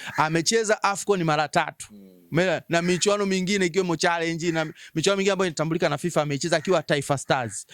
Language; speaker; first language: Swahili; native; Swahili